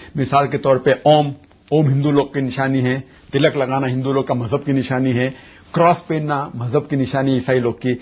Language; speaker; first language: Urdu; non-native, local second language; Konkani